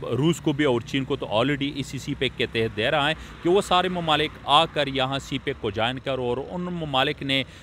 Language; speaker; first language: Urdu; non-native, local second language; Pashto